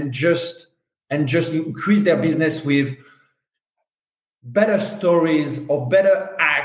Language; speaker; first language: English; non-native, fluent; French